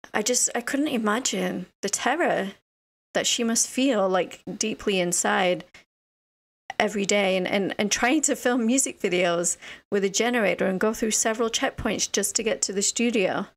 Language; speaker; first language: English; native; English